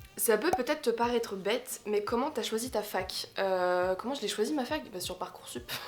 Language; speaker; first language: French; native; French